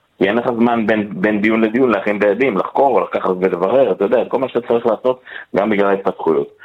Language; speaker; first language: Hebrew; native; Hebrew